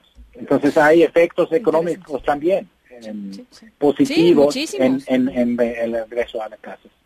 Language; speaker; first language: Spanish; non-native, fluent; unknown